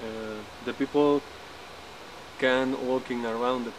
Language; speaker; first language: English; non-native, learner; Spanish